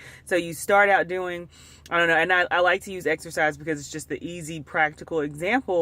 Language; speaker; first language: English; native; English